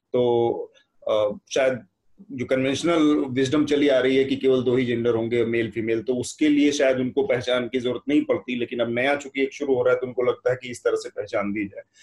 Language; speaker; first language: Hindi; native; Hindi